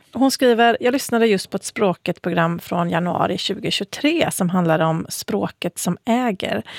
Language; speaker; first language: Swedish; native; Swedish